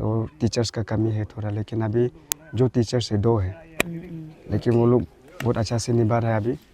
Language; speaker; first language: Hindi; non-native, local second language; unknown